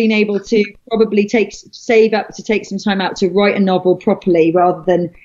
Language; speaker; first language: English; native; English